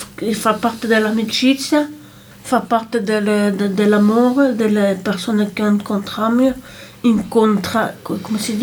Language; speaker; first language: Italian; non-native, local second language; French